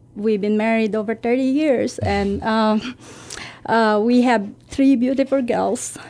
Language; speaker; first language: English; non-native, local second language; Filipino